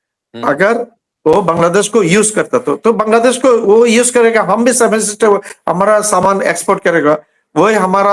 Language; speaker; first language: Hindi; non-native, learner; Bangla